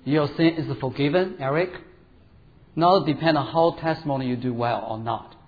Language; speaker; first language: English; non-native, learner; Chinese